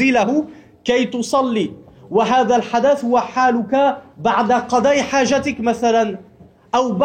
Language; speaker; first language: Arabic; non-native, fluent; French